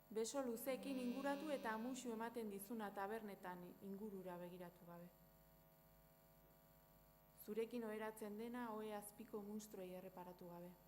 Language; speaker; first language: Basque; native; Basque